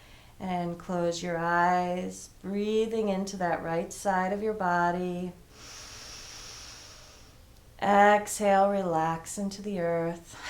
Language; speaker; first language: English; native; English